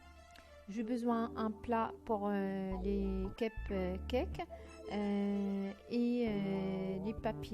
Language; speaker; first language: French; non-native, fluent; Arabic